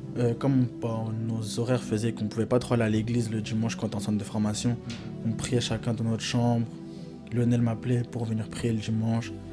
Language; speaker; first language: French; native; French